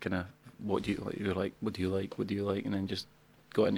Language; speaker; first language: English; native; English